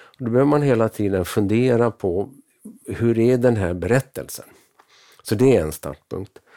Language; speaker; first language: Swedish; native; Swedish